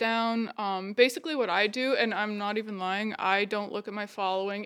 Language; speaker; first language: English; native; English